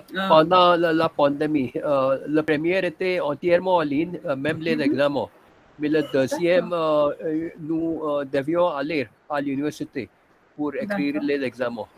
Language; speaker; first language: French; non-native, fluent; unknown